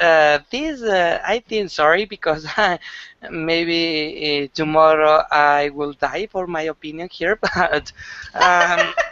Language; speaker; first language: English; non-native, learner; Spanish